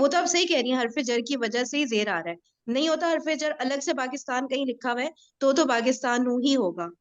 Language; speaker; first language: Urdu; native; Urdu